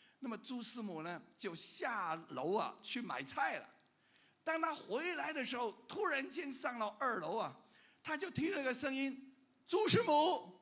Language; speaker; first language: Chinese; non-native, local second language; Cantonese